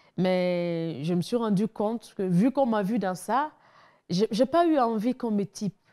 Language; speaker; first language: French; non-native, local second language; Mossi